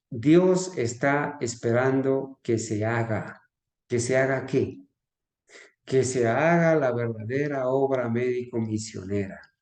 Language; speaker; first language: Spanish; native; Spanish